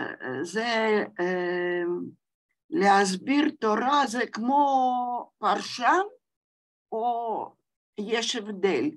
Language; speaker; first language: Hebrew; non-native, learner; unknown